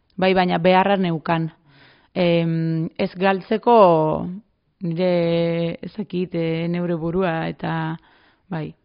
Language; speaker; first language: Basque; non-native, fluent; Greek